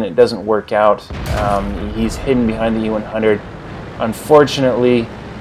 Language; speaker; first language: English; native; English